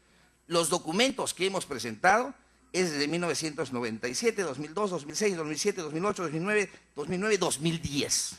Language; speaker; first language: Spanish; native; Spanish